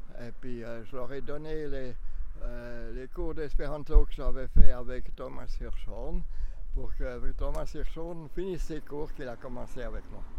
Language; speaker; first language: French; native; French